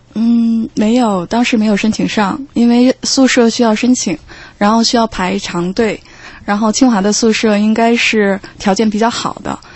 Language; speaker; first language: Chinese; non-native, fluent; Korean